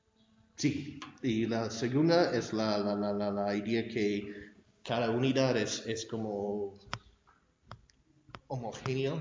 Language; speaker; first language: Spanish; non-native, fluent; English